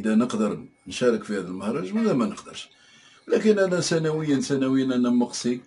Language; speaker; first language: Arabic; native; Arabic